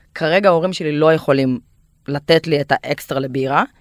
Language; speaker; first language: Hebrew; non-native, fluent; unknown